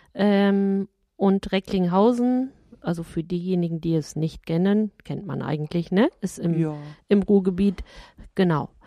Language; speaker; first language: German; native; German